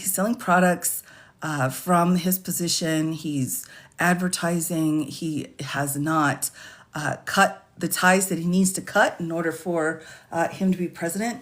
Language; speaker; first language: English; native; English